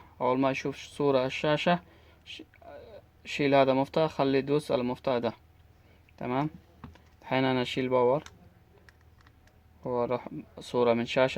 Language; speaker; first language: Arabic; non-native, learner; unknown